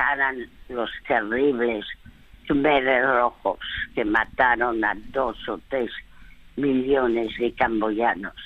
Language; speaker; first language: Spanish; non-native, fluent; French